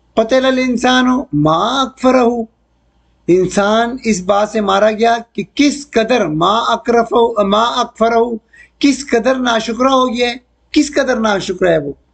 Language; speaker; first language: Urdu; native; Urdu